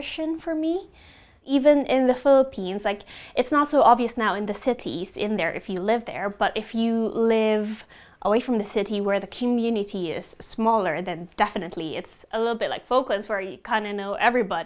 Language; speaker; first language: English; non-native, local second language; Hiligaynon